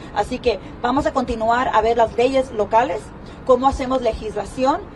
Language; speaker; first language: Spanish; early bilingual, heritage; Spanish